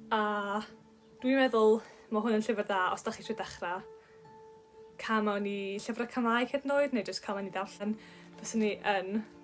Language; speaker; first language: Welsh; native; Welsh